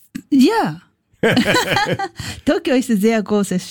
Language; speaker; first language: German; non-native, learner; Japanese